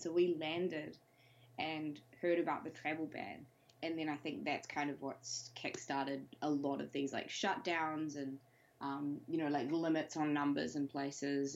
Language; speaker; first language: English; native; English